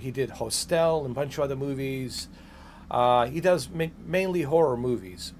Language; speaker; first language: English; native; English